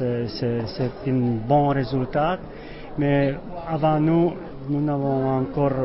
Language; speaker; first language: French; non-native, learner; Czech